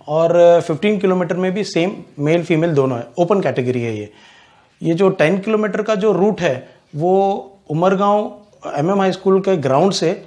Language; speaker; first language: Hindi; non-native, local second language; Gujarati